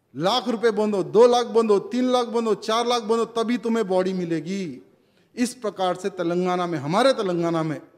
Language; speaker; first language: Hindi; non-native, local second language; Telugu